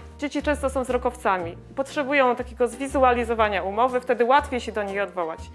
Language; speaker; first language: Polish; native; Polish